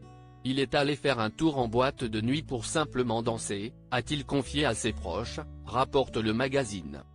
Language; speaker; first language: French; native; French